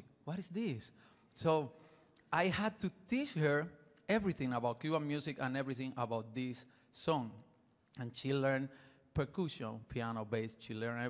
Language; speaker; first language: English; non-native, learner; Spanish